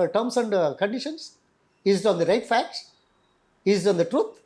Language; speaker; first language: English; non-native, local second language; Telugu